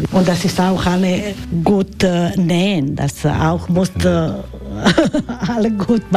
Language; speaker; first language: German; non-native, learner; Croatian